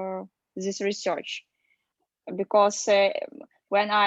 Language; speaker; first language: English; non-native, learner; Russian